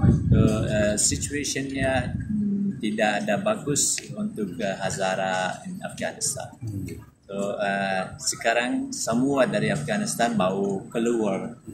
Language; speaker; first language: Indonesian; non-native, learner; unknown